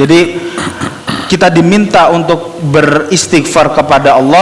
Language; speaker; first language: Indonesian; native; Indonesian